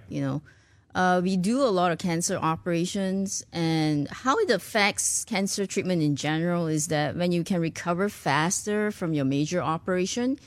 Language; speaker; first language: English; non-native, local second language; Chinese